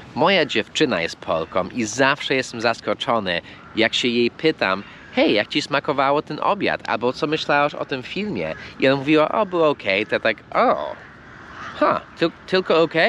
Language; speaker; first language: Polish; non-native, fluent; English